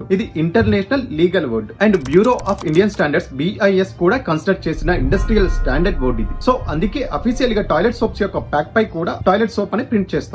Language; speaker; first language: Telugu; native; Telugu